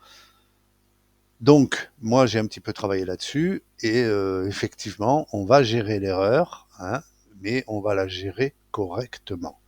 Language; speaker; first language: French; native; French